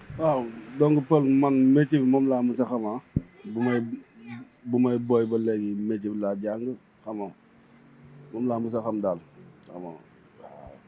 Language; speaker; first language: Wolof; native; Wolof